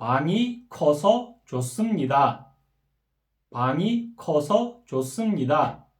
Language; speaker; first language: Korean; non-native, fluent; Kyrgyz